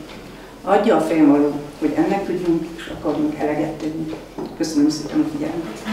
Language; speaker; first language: Hungarian; native; Hungarian